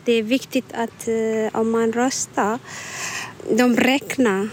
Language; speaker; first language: Swedish; non-native, learner; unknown